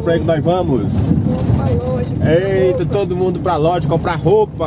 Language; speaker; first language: Portuguese; native; Portuguese